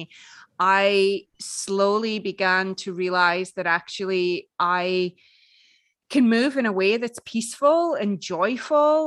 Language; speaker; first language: English; native; English